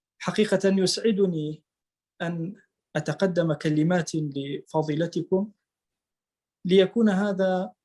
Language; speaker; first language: Arabic; non-native, local second language; Kurdish